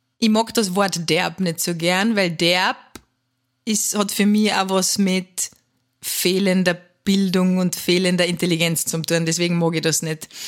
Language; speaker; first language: German; native; German